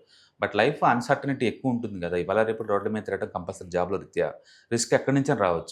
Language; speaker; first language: Telugu; native; Telugu